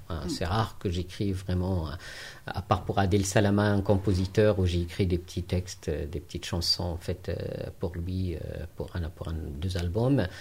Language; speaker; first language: French; non-native, local second language; Arabic